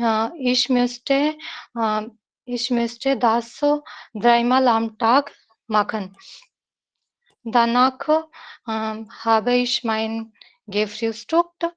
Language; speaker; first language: German; non-native, learner; Hindi